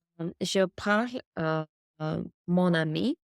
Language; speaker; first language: French; non-native, learner; English